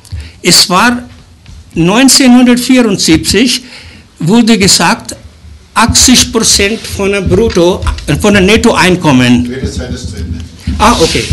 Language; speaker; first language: German; early bilingual, other home language; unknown